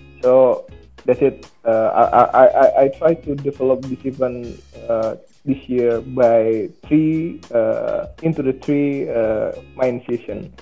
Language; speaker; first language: English; non-native, learner; Indonesian